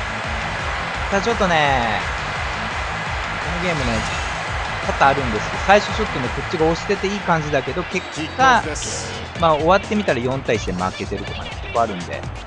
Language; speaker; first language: Japanese; native; Japanese